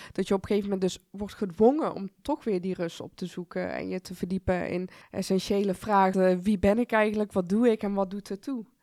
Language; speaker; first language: Dutch; early bilingual, other home language; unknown